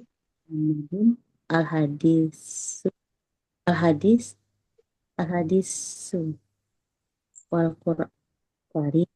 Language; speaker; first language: Arabic; non-native, learner; Indonesian